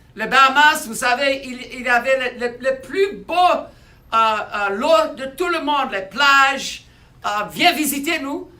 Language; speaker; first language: French; non-native, learner; English